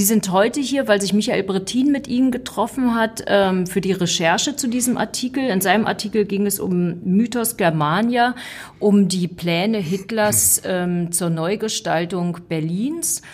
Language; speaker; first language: German; native; German